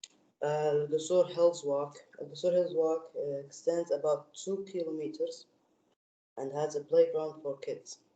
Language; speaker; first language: English; non-native, learner; Arabic